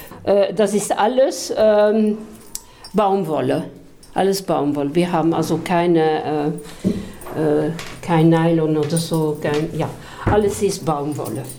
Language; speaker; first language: German; non-native, fluent; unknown